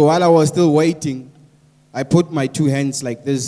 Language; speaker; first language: English; non-native, local second language; Tswana